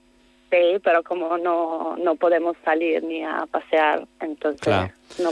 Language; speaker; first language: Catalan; non-native, learner; Italian